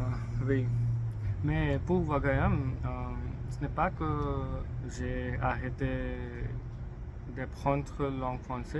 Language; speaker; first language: French; non-native, learner; English